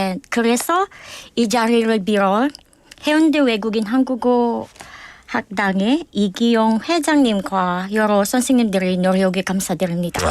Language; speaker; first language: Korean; non-native, learner; Filipino